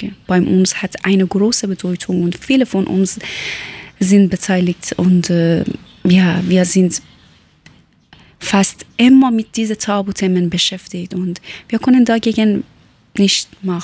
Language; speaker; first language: German; non-native, learner; Persian